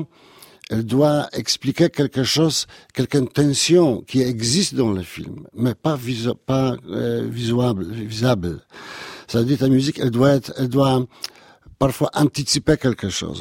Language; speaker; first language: French; non-native, learner; Polish